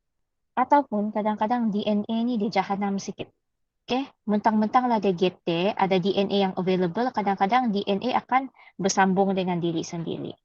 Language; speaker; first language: Malay; native; Malay